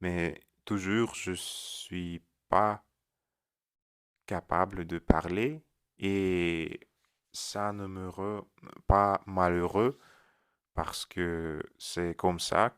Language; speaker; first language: French; non-native, learner; Russian